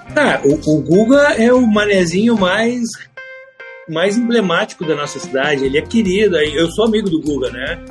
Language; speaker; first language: Portuguese; native; Portuguese